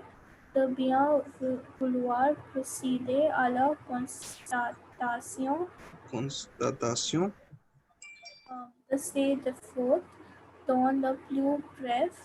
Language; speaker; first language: French; non-native, learner; Hindi